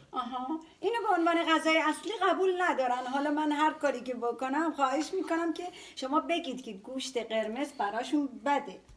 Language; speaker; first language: Persian; native; Persian